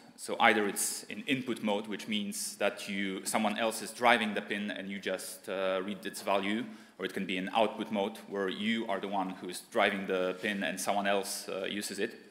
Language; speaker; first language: English; non-native, fluent; Polish